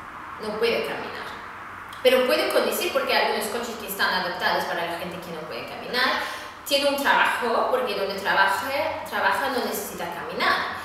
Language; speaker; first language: Spanish; non-native, fluent; Swedish